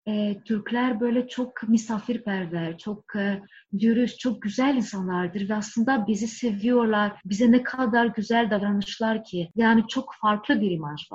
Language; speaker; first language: Turkish; non-native, fluent; Greek